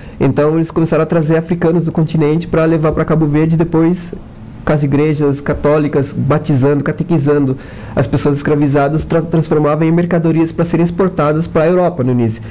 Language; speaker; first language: Portuguese; non-native, local second language; Kabuverdianu